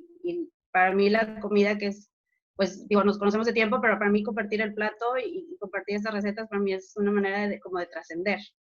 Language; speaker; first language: Spanish; native; Spanish